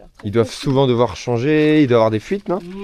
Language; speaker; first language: French; native; French